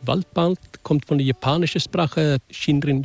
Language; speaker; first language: Swedish; non-native, learner; German